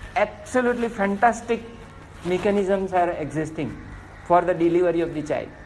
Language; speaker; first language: English; non-native, local second language; Gujarati